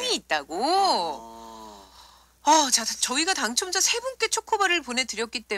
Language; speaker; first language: Korean; native; Korean